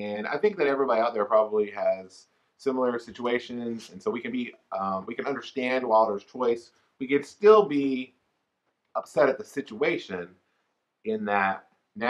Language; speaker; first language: English; native; English